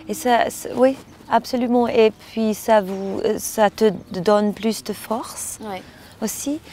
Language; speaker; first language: French; non-native, learner; German